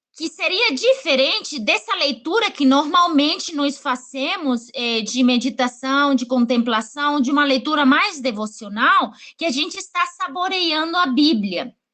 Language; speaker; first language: Portuguese; non-native, fluent; Spanish